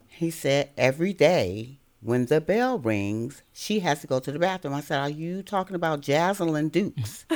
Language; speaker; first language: English; native; English